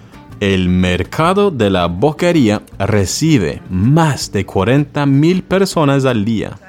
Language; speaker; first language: Spanish; non-native, learner; English